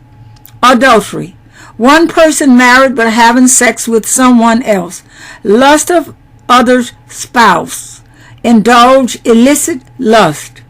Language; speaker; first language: English; native; English